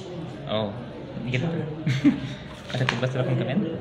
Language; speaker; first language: Arabic; native; Arabic